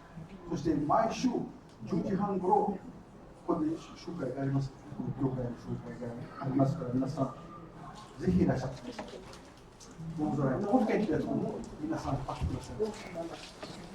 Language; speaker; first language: Japanese; early bilingual, heritage; Portuguese